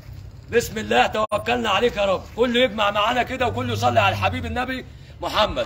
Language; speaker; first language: Arabic; native; Arabic